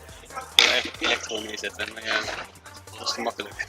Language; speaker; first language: Dutch; native; Dutch